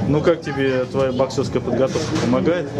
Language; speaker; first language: Russian; native; Russian